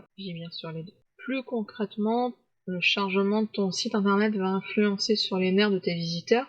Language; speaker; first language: French; native; French